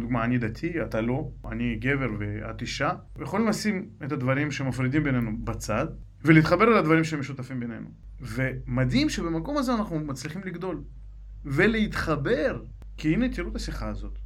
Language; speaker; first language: Hebrew; non-native, fluent; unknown